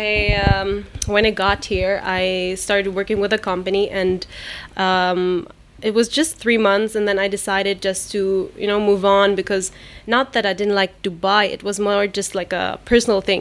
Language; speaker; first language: English; non-native, fluent; German